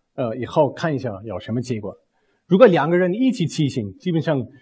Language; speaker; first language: Chinese; non-native, fluent; German